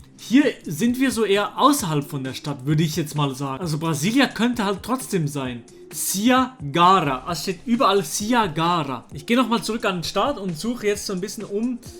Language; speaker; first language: German; native; German